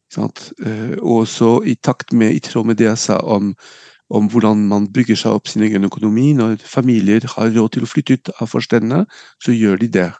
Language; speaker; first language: Norwegian; non-native, fluent; French